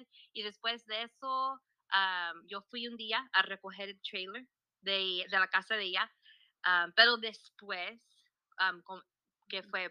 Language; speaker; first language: Spanish; early bilingual, heritage; Spanish